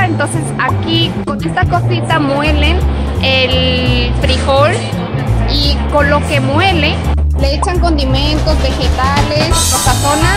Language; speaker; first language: Spanish; non-native, fluent; Korean